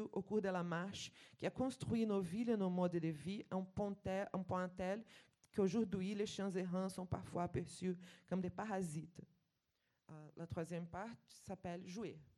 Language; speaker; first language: French; non-native, fluent; Portuguese